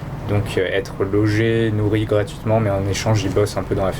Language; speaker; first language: French; native; French